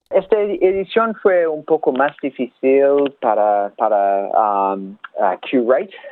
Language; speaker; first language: Spanish; non-native, learner; English